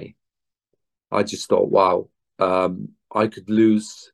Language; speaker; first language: English; native; English